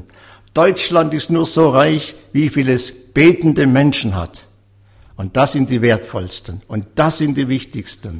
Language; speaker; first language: German; native; German